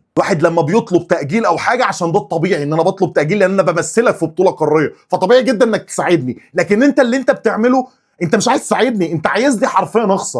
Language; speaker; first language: Arabic; native; Arabic